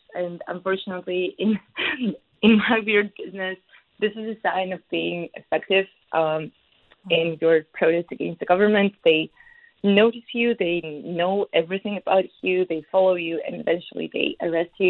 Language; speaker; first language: English; non-native, fluent; Russian